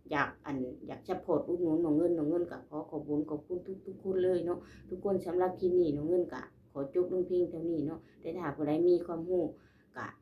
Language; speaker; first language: Thai; non-native, local second language; Lao